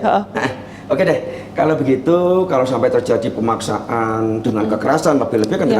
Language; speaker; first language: Indonesian; native; Indonesian